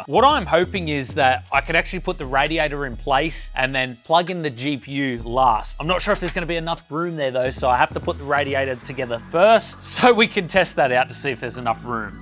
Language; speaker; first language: English; native; English